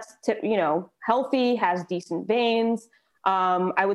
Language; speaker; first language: English; native; English